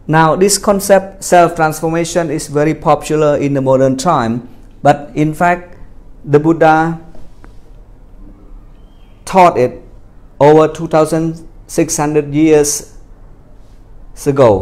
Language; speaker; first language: English; non-native, fluent; Khmer